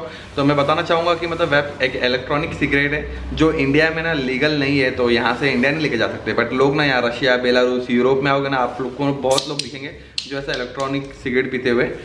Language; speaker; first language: Hindi; native; Hindi